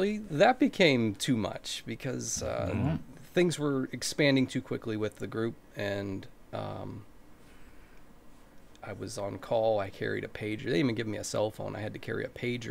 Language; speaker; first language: English; native; English